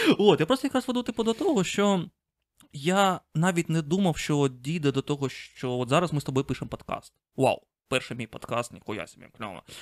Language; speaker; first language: Ukrainian; non-native, local second language; Russian